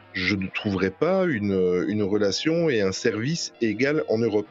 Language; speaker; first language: French; native; French